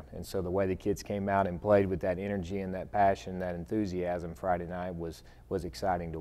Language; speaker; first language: English; native; English